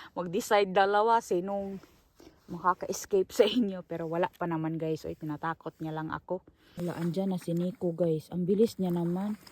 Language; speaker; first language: Filipino; non-native, local second language; Cebuano